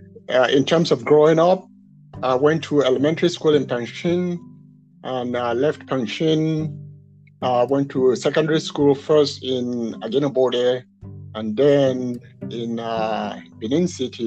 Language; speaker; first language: English; non-native, local second language; Yoruba